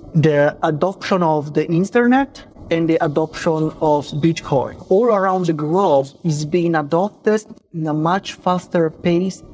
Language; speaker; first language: English; non-native, fluent; Italian